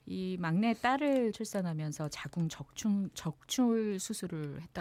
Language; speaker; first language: Korean; native; Korean